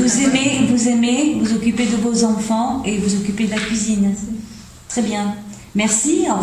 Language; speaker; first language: French; native; French